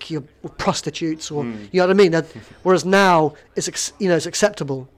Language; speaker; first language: English; native; English